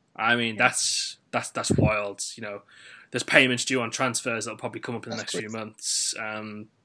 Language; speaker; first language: English; native; English